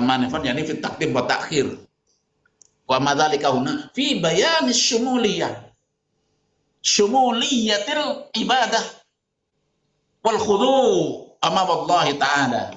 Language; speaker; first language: Arabic; non-native, fluent; Indonesian